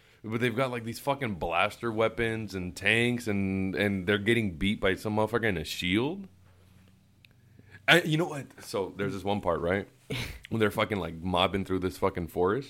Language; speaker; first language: English; early bilingual, other home language; Spanish